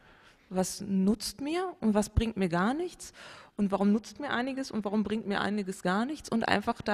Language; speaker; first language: German; native; German